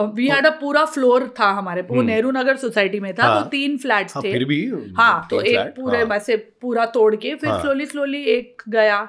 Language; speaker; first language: Hindi; native; Hindi